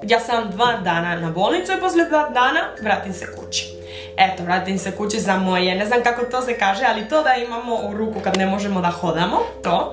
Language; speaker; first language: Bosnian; early bilingual, heritage; Spanish